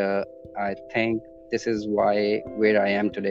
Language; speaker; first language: English; non-native, local second language; Punjabi